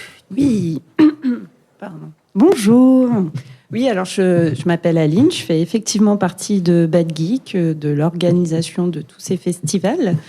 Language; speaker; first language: French; native; French